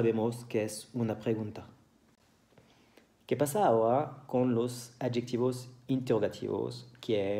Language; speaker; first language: Spanish; non-native, fluent; French